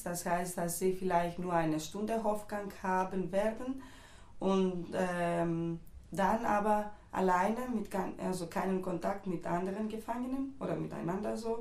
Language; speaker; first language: German; non-native, fluent; Greek